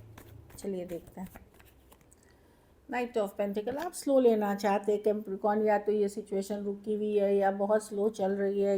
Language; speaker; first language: Hindi; native; Hindi